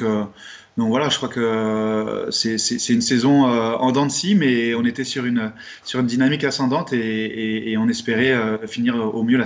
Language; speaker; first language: French; native; French